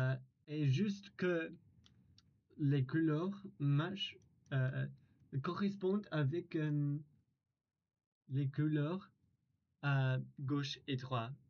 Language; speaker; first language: French; non-native, learner; English